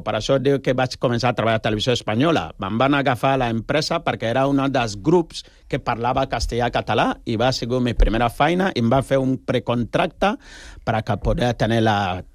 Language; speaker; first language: Catalan; non-native, fluent; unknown